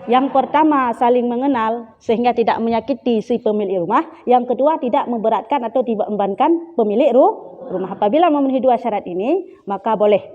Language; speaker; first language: Malay; non-native, local second language; Achinese